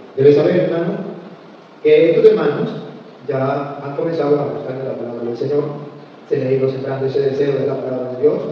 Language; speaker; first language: Spanish; native; Spanish